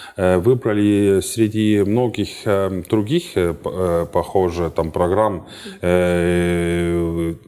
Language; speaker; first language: Russian; non-native, fluent; Estonian